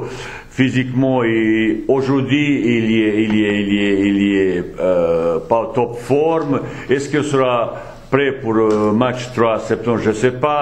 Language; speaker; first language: French; non-native, fluent; Bosnian